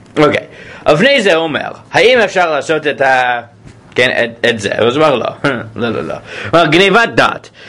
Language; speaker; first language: Hebrew; non-native, fluent; English